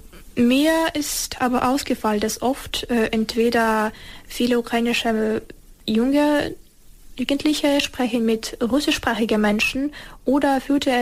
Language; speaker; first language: German; non-native, learner; Ukrainian